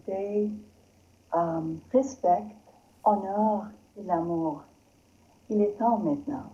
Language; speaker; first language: French; non-native, learner; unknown